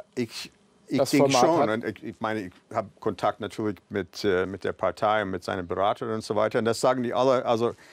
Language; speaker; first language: German; non-native, fluent; English